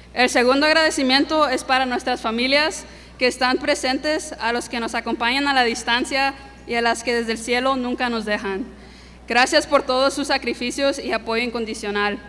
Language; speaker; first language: Spanish; early bilingual, heritage; Spanish